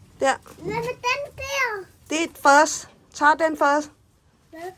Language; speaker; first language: Danish; non-native, learner; Thai